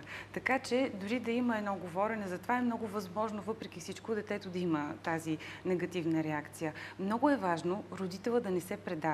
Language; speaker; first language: Bulgarian; native; Bulgarian